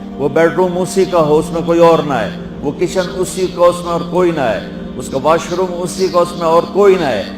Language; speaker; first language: Urdu; non-native, local second language; Punjabi